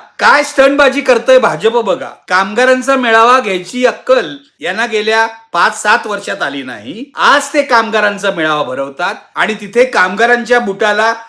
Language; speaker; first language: Marathi; native; Marathi